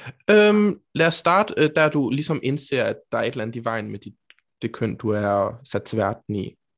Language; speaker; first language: Danish; native; Danish